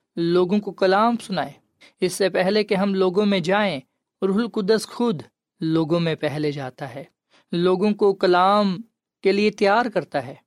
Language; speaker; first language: Urdu; non-native, local second language; Punjabi